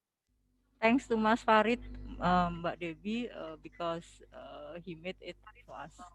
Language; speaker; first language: English; non-native, local second language; Javanese